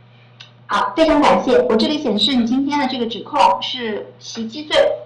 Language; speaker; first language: Chinese; native; Chinese